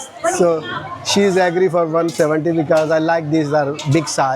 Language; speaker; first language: English; non-native, learner; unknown